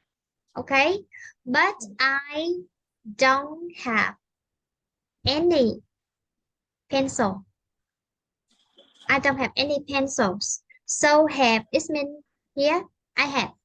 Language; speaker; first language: English; non-native, fluent; Vietnamese